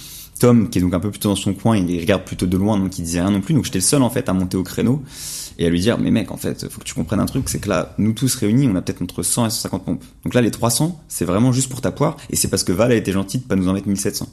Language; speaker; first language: French; native; French